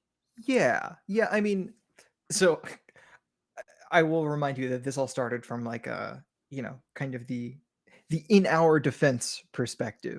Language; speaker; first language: English; native; English